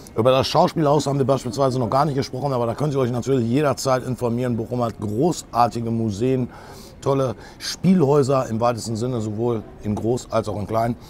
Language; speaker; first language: German; native; German